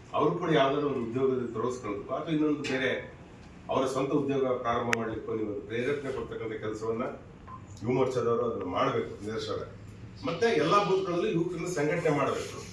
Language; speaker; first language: Kannada; native; Kannada